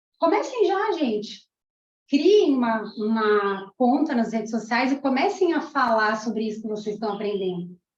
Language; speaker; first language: Portuguese; early bilingual, other home language; Spanish